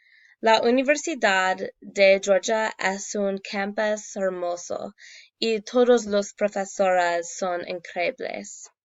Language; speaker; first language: Spanish; non-native, learner; English